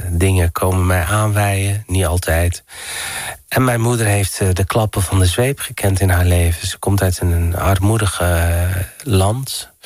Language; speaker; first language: Dutch; early bilingual, other home language; Riffian